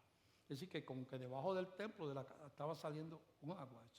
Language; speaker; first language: Spanish; native; Spanish